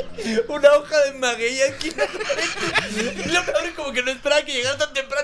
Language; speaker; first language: Spanish; native; Spanish